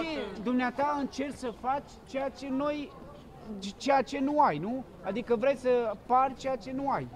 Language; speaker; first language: Romanian; non-native, local second language; Romany